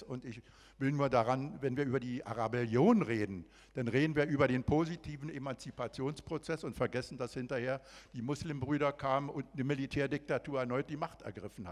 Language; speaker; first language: German; native; German